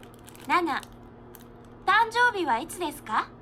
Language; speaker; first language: Japanese; non-native, learner; Filipino